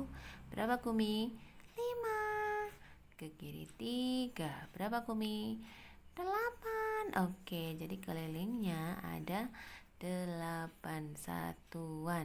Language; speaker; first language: Indonesian; native; Indonesian